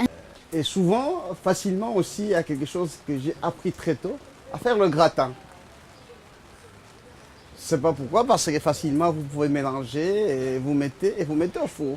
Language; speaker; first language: French; non-native, fluent; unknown